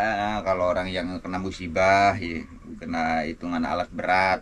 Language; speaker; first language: Indonesian; native; Indonesian